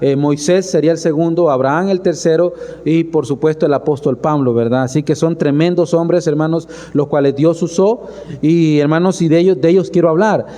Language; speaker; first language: Spanish; native; Spanish